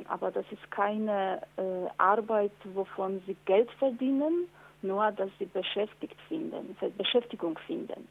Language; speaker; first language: German; non-native, fluent; Polish